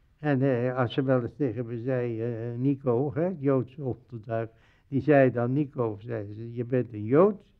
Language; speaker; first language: Dutch; native; Dutch